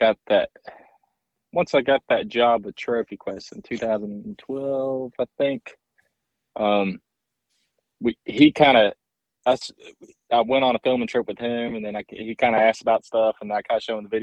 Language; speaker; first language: English; native; English